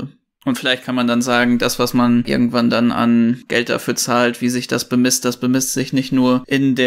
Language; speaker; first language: German; native; German